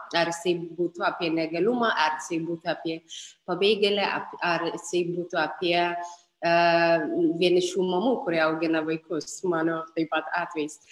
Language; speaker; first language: Lithuanian; non-native, fluent; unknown